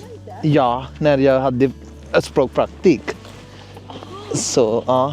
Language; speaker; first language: Swedish; non-native, learner; Sinhala